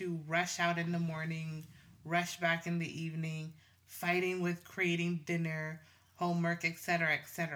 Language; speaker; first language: English; non-native, local second language; Swahili